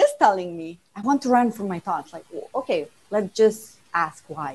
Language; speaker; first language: English; non-native, fluent; Slovenian